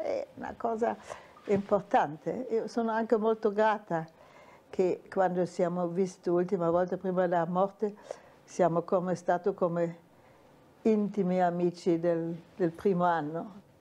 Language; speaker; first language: Italian; non-native, fluent; German